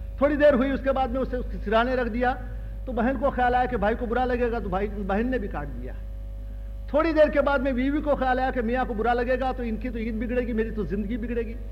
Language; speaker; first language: Hindi; non-native, local second language; Gujarati